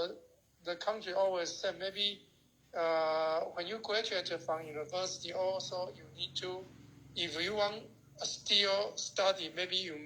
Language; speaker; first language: English; non-native, learner; Chinese